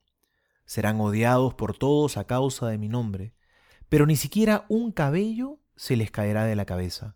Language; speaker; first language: Spanish; native; Spanish